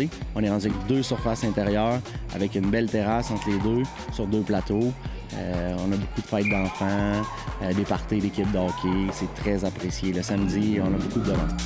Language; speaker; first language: French; native; French